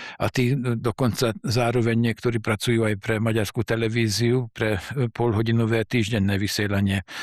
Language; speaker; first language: Slovak; early bilingual, heritage; Slovak